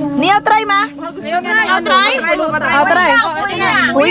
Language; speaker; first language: Chinese; non-native, learner; Filipino